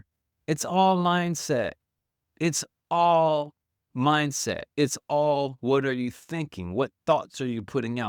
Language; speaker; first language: English; native; English